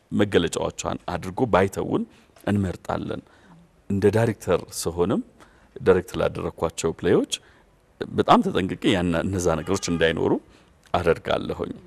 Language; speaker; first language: Amharic; native; Amharic